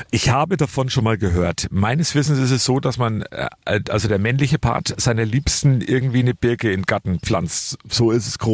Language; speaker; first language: German; native; German